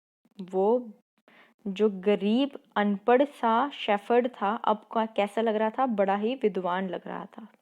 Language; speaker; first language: Hindi; non-native, local second language; Punjabi